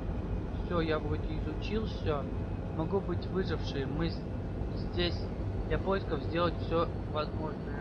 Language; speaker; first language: Russian; native; Russian